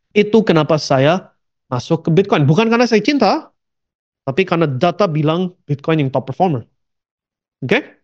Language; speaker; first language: Indonesian; early bilingual, heritage; Indonesian